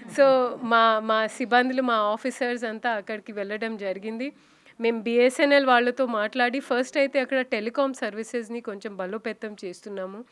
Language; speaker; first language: Telugu; non-native, fluent; Hindi